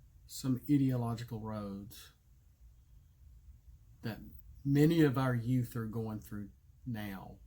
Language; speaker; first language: English; native; English